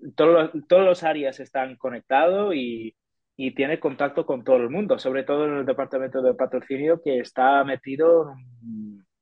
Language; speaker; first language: Spanish; non-native, fluent; English